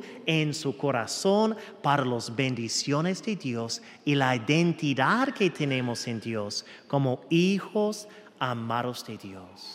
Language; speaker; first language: Spanish; non-native, fluent; English